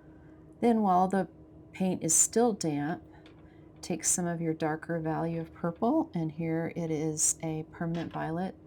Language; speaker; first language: English; native; English